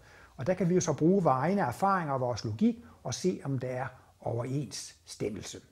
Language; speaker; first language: Danish; native; Danish